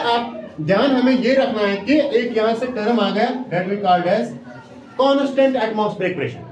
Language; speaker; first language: Hindi; non-native, local second language; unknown